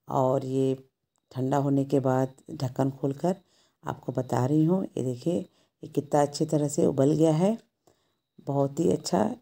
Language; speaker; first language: Hindi; native; Hindi